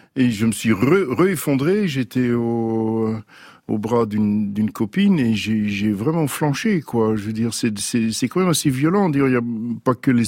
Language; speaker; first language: French; early bilingual, other home language; Dutch